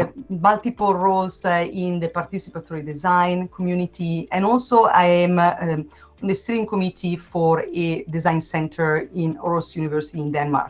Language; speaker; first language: English; non-native, fluent; Italian